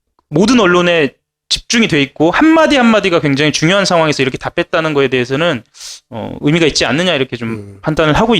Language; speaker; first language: Korean; native; Korean